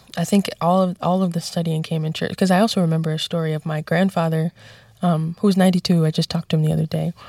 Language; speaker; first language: English; native; English